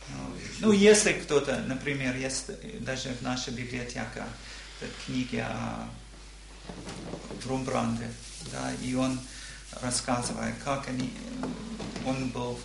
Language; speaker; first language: Russian; non-native, learner; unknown